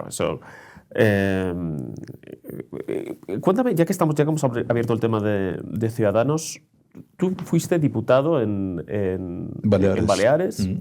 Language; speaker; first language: Spanish; native; Spanish